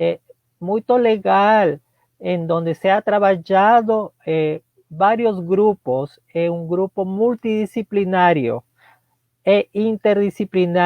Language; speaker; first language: Portuguese; non-native, learner; Spanish